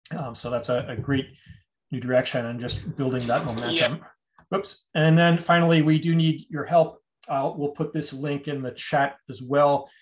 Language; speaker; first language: English; native; English